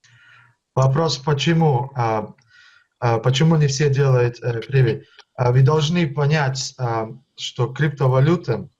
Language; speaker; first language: Russian; early bilingual, heritage; Russian